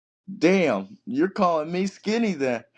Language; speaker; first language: English; native; English